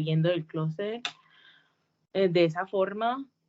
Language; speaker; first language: Spanish; early bilingual, heritage; Spanish